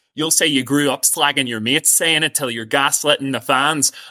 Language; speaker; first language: English; native; English